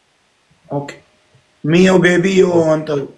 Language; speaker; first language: English; non-native, learner; Pashto